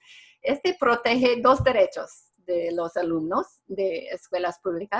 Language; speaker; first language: Spanish; non-native, fluent; English